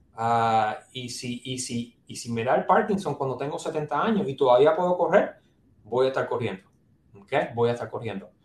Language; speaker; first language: Spanish; native; Spanish